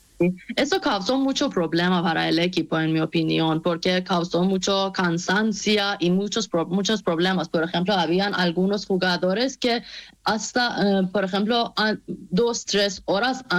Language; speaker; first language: Spanish; non-native, learner; Persian